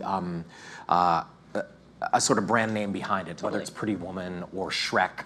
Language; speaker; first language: English; native; English